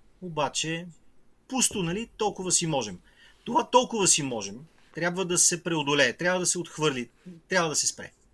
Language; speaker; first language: Bulgarian; native; Bulgarian